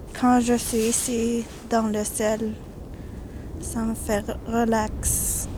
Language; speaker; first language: French; non-native, local second language; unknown